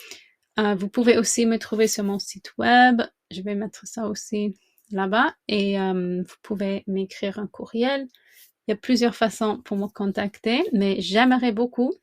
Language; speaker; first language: French; non-native, fluent; English